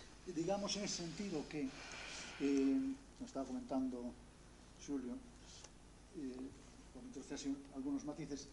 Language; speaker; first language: Spanish; native; Spanish